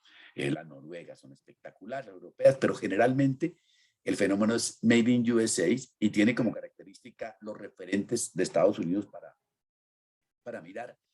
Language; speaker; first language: Spanish; native; Spanish